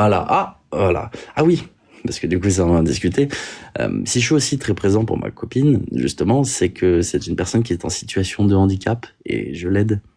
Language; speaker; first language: French; native; French